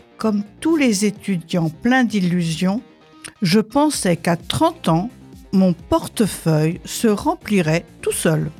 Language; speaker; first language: French; non-native, fluent; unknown